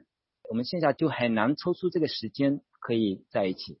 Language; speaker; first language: Chinese; native; Chinese